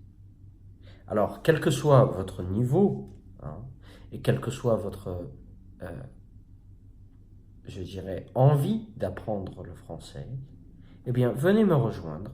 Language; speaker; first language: French; native; French